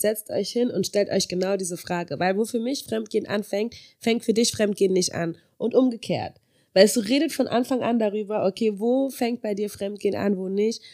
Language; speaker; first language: German; native; German